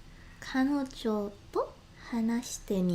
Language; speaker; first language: Japanese; non-native, learner; English